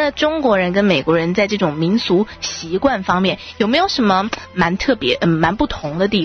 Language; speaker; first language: Chinese; native; Chinese